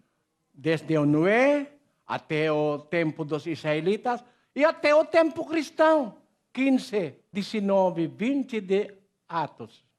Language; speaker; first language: Portuguese; non-native, learner; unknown